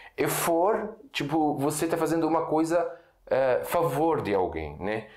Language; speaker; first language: Portuguese; non-native, fluent; Arabic